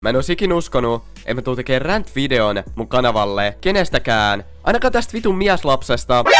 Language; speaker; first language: Finnish; native; Finnish